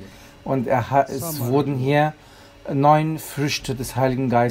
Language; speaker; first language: German; non-native, fluent; Arabic